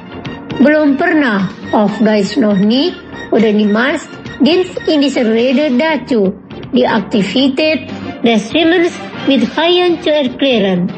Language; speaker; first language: German; non-native, fluent; Indonesian